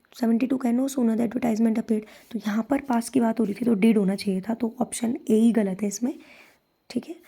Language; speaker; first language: Hindi; native; Hindi